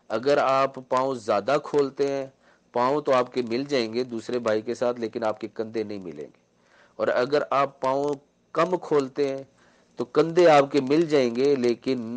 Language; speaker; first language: Urdu; native; Urdu